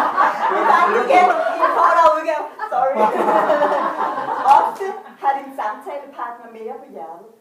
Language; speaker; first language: Danish; native; Danish